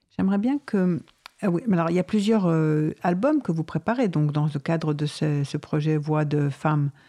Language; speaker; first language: French; native; French